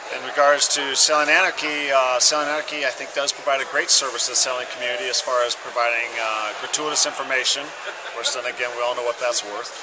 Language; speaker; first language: English; native; English